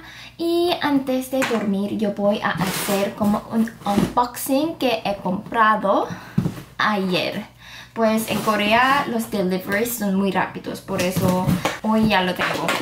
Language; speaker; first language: Spanish; non-native, fluent; Korean